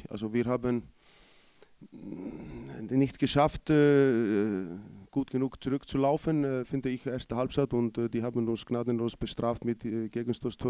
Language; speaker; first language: German; non-native, fluent; Icelandic